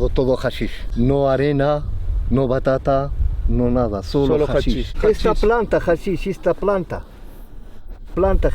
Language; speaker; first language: Spanish; non-native, learner; Arabic